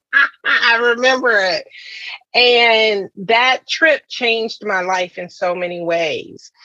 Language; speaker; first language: English; native; English